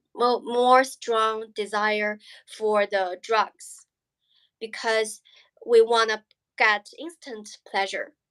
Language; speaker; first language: English; non-native, learner; Chinese